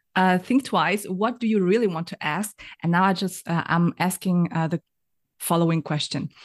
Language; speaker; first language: English; non-native, learner; German